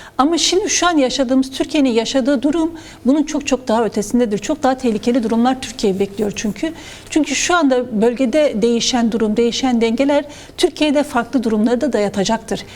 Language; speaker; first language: Turkish; non-native, local second language; Kurdish